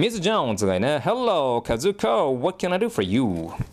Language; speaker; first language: English; non-native, fluent; Japanese